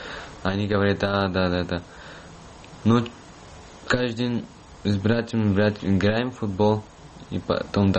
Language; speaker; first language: Russian; non-native, learner; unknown